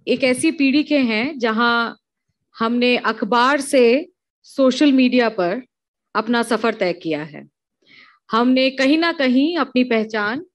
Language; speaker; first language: Hindi; native; Hindi